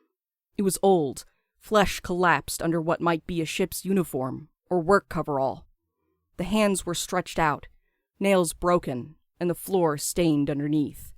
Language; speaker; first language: English; native; English